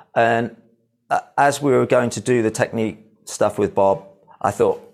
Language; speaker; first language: English; native; English